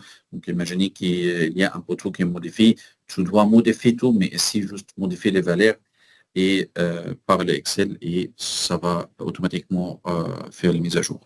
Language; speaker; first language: French; non-native, learner; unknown